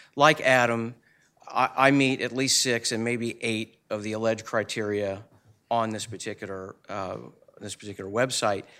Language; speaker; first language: English; native; English